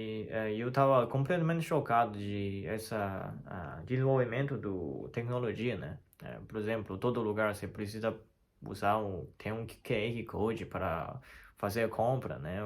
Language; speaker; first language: Portuguese; non-native, fluent; Chinese